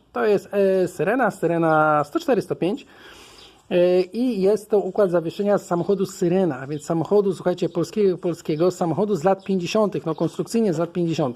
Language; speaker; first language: Polish; native; Polish